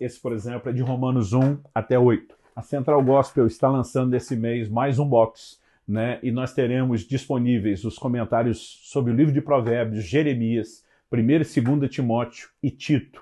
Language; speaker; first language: Portuguese; native; Portuguese